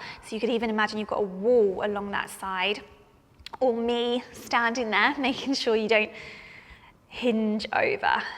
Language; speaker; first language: English; native; English